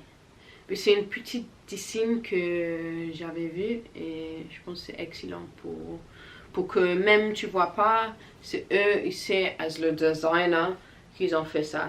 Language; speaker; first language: French; non-native, learner; English